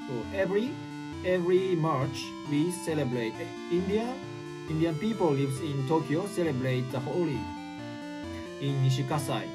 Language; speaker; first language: English; non-native, learner; Japanese